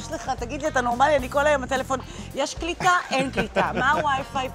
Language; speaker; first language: Hebrew; native; Hebrew